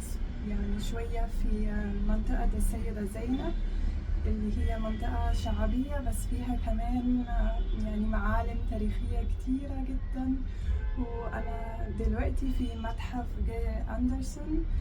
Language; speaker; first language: Arabic; non-native, fluent; German